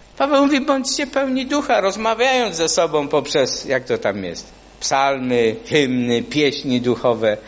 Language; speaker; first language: Polish; non-native, fluent; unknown